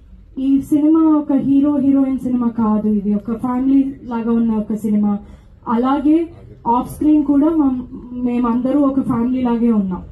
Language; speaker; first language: Telugu; non-native, fluent; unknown